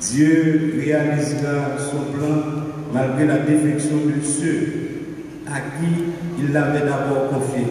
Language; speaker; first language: French; non-native, local second language; Haitian Creole